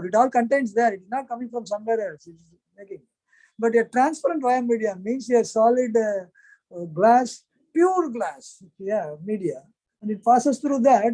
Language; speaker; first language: English; non-native, local second language; Hindi